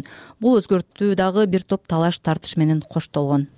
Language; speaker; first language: Kyrgyz; native; Kyrgyz